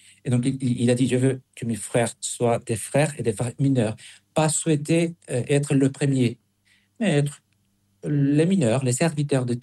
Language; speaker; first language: French; non-native, fluent; Spanish